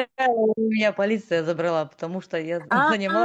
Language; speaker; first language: Russian; native; Russian